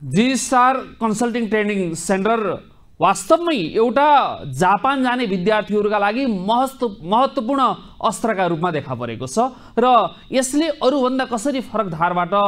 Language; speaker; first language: Nepali; native; Nepali